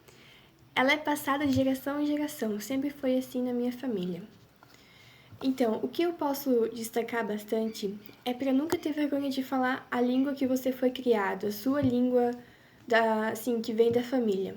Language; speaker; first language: Portuguese; non-native, local second language; German